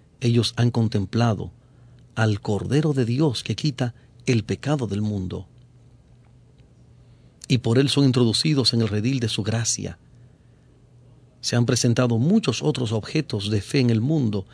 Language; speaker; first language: Spanish; native; Spanish